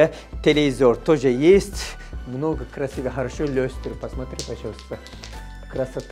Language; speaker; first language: Russian; non-native, fluent; Turkish